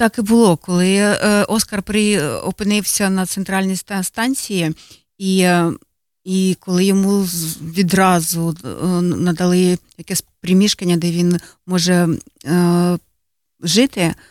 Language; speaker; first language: Ukrainian; native; Ukrainian